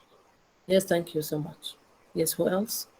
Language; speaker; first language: English; non-native, learner; Arabic